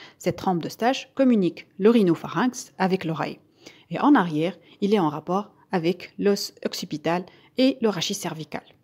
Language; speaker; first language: French; non-native, local second language; Arabic